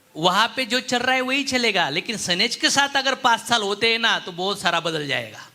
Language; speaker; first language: Hindi; non-native, local second language; Marathi